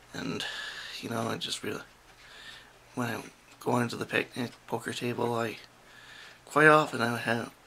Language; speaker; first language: English; native; English